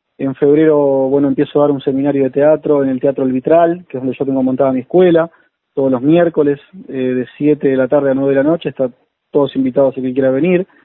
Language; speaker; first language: Spanish; native; Spanish